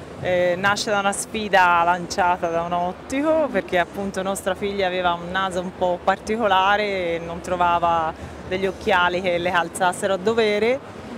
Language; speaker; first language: Italian; native; Italian